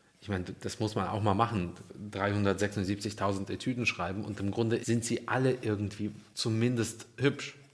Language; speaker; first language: German; early bilingual, other home language; Russian